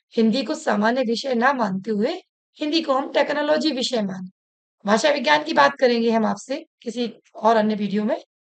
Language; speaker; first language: Hindi; native; Hindi